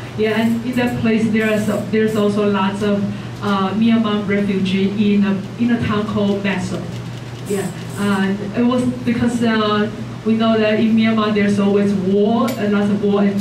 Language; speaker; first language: English; non-native, fluent; Chinese